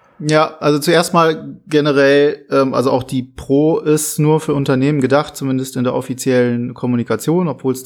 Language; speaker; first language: German; native; German